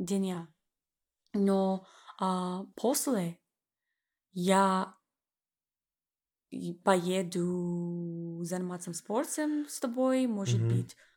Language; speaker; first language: Russian; non-native, learner; English